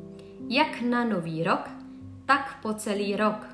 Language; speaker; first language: Czech; non-native, fluent; Vietnamese